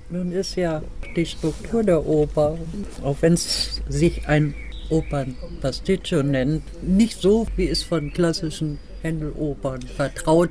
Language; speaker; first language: German; native; German